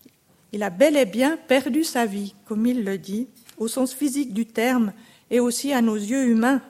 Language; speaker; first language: French; native; French